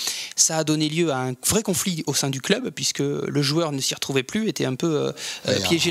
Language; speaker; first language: French; native; French